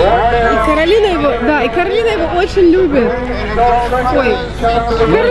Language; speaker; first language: Russian; native; Russian